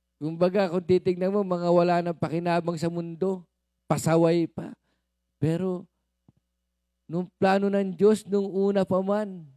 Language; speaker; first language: Filipino; native; Filipino